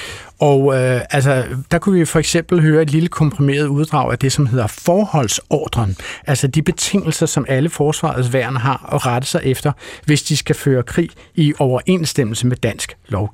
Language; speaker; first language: Danish; native; Danish